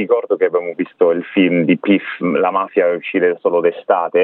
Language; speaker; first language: Italian; non-native, fluent; English